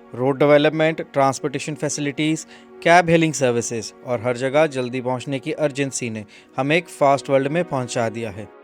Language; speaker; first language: Hindi; native; Hindi